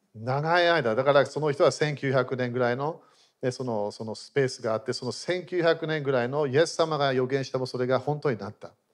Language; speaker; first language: Japanese; non-native, fluent; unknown